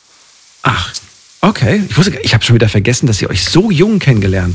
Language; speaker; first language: German; native; German